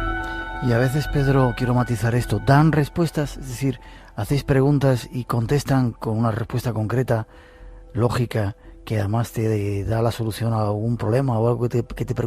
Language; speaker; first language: Spanish; native; Spanish